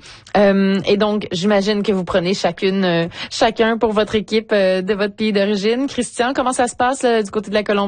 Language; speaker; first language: French; native; French